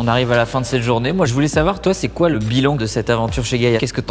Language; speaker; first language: French; native; French